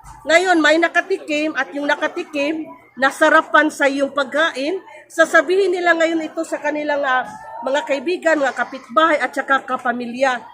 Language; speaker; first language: Filipino; native; Filipino